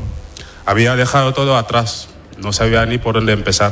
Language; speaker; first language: Spanish; non-native, fluent; Wolof